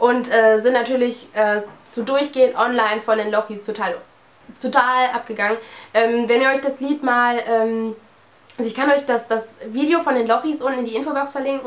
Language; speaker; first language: German; native; German